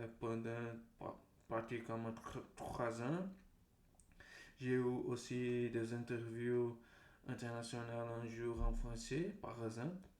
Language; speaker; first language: French; non-native, learner; Portuguese